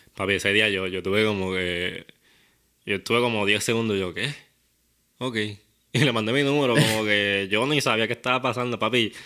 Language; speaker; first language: Spanish; native; Spanish